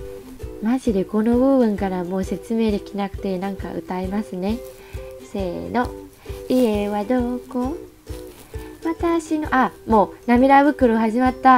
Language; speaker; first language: Japanese; non-native, fluent; Vietnamese